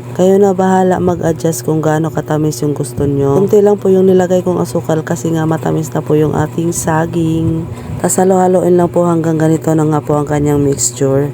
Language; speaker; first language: Filipino; non-native, local second language; Cebuano